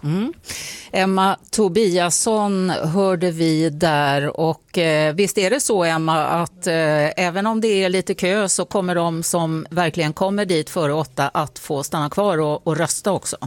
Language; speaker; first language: Swedish; native; Swedish